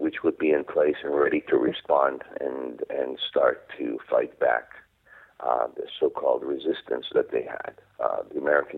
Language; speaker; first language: English; non-native, fluent; Hebrew